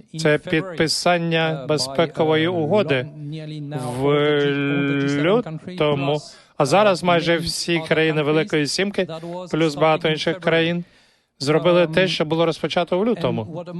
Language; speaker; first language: Ukrainian; non-native, fluent; French